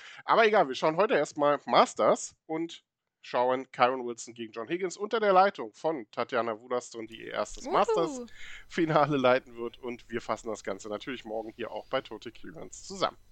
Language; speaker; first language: German; native; German